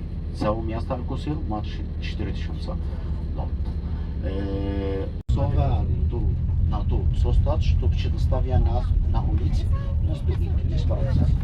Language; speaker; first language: Polish; non-native, learner; Arabic